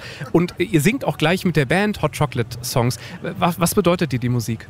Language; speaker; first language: German; native; German